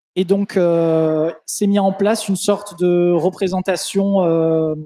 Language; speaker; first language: French; native; French